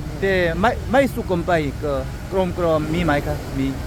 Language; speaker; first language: Thai; non-native, learner; Korean